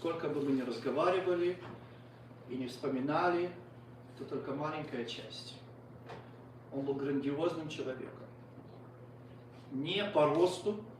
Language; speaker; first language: Russian; native; Russian